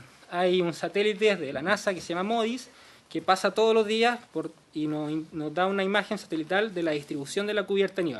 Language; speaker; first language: Spanish; native; Spanish